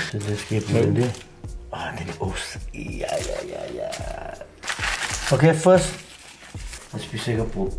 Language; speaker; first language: Danish; non-native, fluent; Chinese